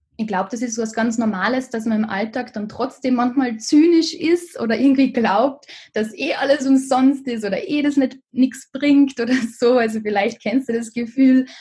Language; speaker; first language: German; native; German